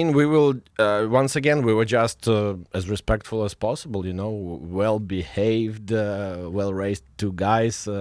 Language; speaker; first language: English; non-native, fluent; Russian